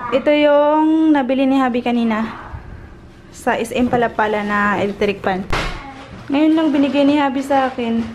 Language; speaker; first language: Filipino; non-native, local second language; Cebuano